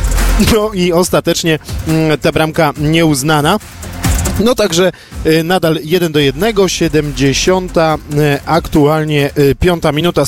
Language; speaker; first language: Polish; native; Polish